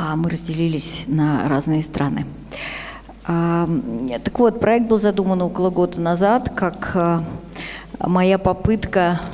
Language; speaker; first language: Russian; native; Russian